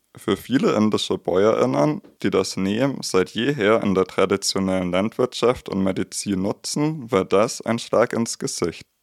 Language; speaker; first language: German; native; German